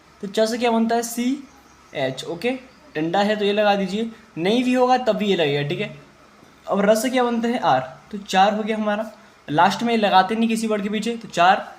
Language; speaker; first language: Hindi; native; Hindi